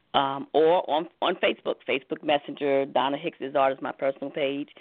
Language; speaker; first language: English; native; English